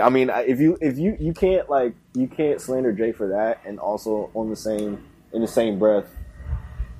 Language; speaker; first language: English; native; English